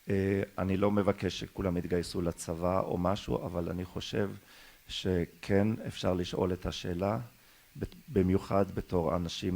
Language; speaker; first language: Hebrew; early bilingual, other home language; German